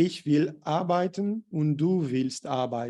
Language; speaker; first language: German; non-native, fluent; Portuguese